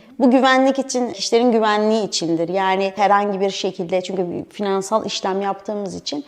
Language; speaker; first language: Turkish; native; Turkish